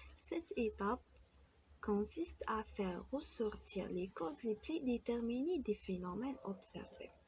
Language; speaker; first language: French; non-native, local second language; Arabic